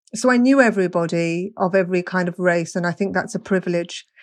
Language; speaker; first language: English; native; English